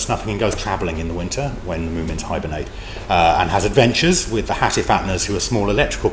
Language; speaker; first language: English; native; English